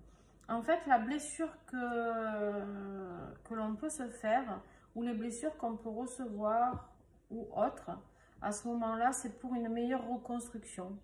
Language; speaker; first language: French; native; French